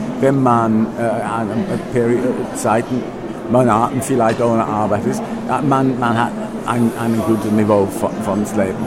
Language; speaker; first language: German; non-native, fluent; English